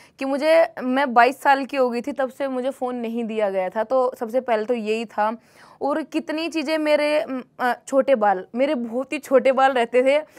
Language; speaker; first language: Hindi; native; Hindi